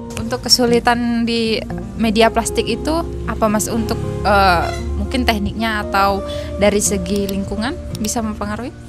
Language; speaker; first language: Indonesian; native; Indonesian